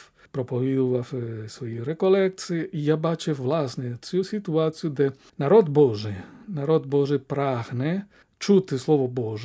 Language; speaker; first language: Ukrainian; non-native, fluent; Spanish